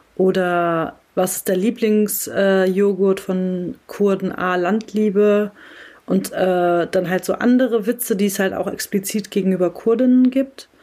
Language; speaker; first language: German; early bilingual, other home language; Kurdish